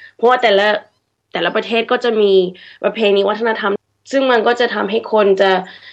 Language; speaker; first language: Thai; early bilingual, heritage; Thai